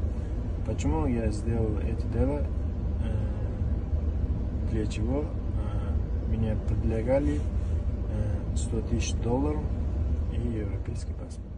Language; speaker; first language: Russian; non-native, learner; Uzbek